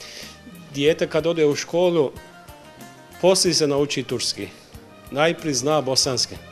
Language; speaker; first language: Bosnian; early bilingual, heritage; Bosnian